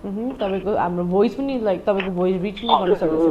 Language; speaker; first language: Nepali; native; Nepali